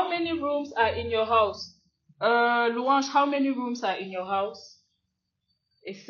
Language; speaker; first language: English; non-native, fluent; French